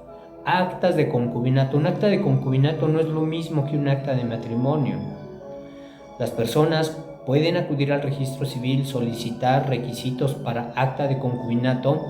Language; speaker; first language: Spanish; native; Spanish